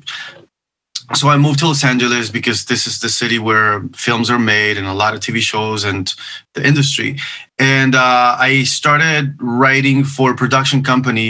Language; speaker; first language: English; non-native, fluent; Spanish